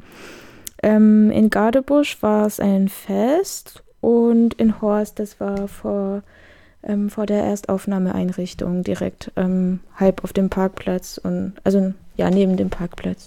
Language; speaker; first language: German; native; German